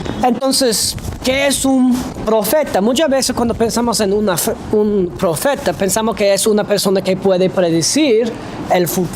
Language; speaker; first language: Spanish; non-native, fluent; English